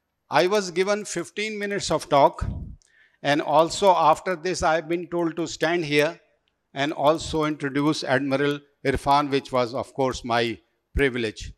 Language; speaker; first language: English; non-native, local second language; Urdu